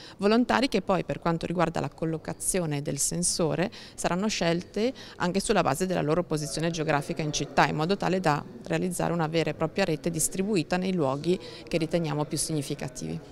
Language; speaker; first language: Italian; native; Italian